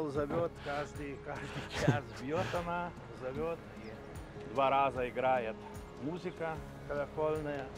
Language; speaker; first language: Russian; non-native, local second language; Lithuanian